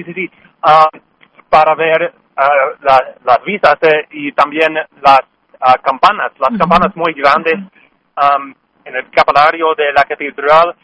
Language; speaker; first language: Spanish; non-native, fluent; English